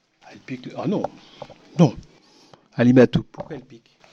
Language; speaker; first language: French; native; French